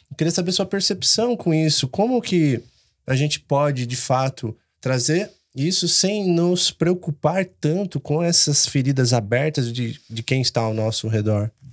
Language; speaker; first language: Portuguese; native; Portuguese